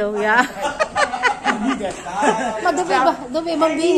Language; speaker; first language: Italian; non-native, learner; Filipino